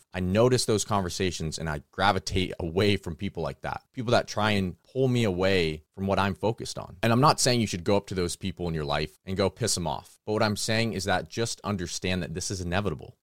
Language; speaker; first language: English; native; English